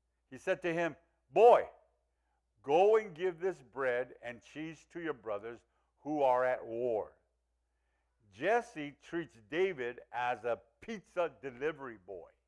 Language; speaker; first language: English; early bilingual, other home language; Spanish